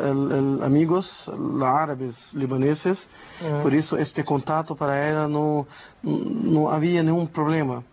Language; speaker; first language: Spanish; non-native, learner; Portuguese